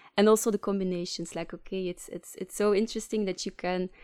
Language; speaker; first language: English; non-native, fluent; Dutch